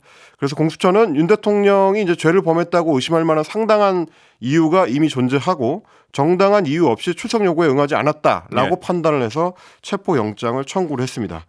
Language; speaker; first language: Korean; native; Korean